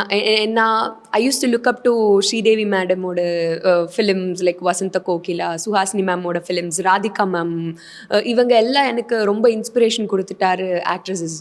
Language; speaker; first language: Tamil; non-native, fluent; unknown